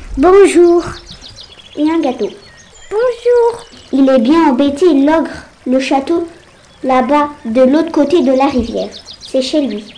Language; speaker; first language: French; native; French